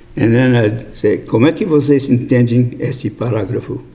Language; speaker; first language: Portuguese; non-native, fluent; English